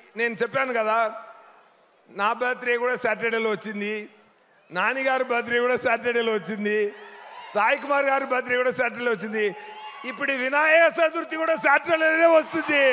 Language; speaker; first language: Telugu; non-native, local second language; Tamil